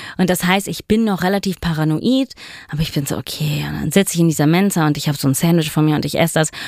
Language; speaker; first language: German; non-native, fluent; Italian